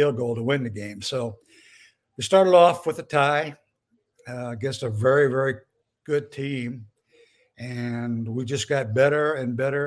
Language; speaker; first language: English; native; English